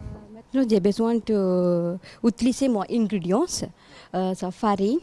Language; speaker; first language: French; non-native, learner; Tamil